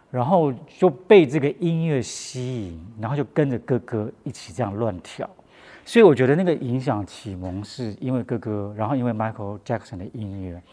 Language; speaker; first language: Chinese; non-native, local second language; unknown